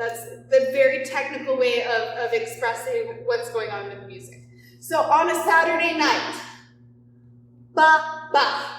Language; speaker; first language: English; native; English